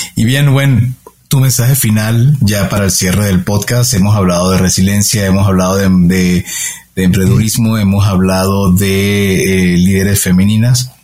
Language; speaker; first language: Spanish; native; Spanish